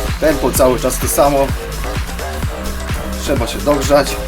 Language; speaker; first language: Polish; native; Polish